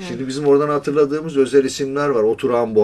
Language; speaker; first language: Turkish; native; Turkish